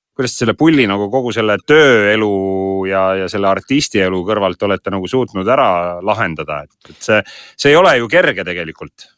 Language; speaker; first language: Estonian; native; Estonian